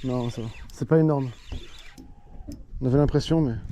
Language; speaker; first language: French; native; French